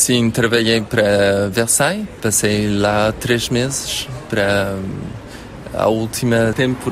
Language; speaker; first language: Portuguese; early bilingual, heritage; French